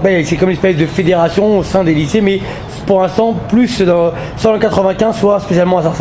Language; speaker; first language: French; native; French